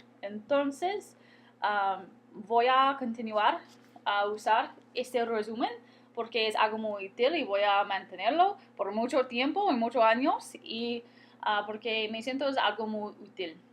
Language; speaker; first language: Spanish; non-native, fluent; English